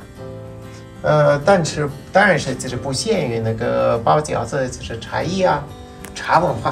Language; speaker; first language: Chinese; non-native, fluent; Russian